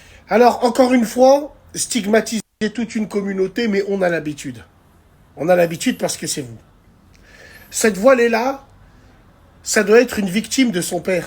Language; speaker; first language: French; native; French